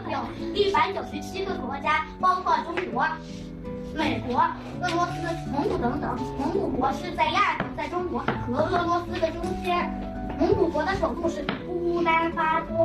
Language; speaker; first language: Chinese; early bilingual, other home language; Mongolian